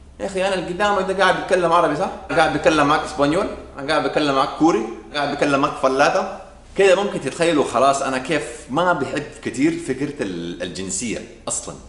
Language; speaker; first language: Arabic; non-native, local second language; English